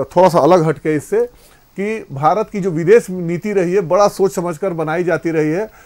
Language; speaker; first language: Hindi; native; Hindi